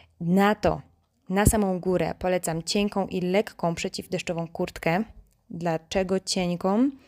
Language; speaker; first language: Polish; native; Polish